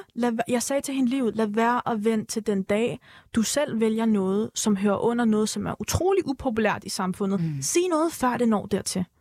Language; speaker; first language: Danish; early bilingual, other home language; Turkish